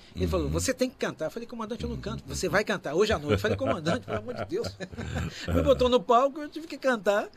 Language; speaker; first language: Portuguese; native; Portuguese